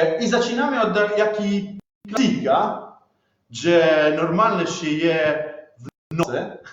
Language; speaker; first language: Polish; non-native, learner; Italian